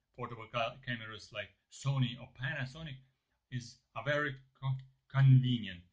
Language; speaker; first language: English; non-native, learner; Ukrainian